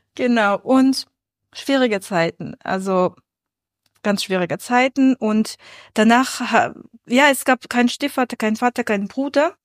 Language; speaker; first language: German; non-native, fluent; Armenian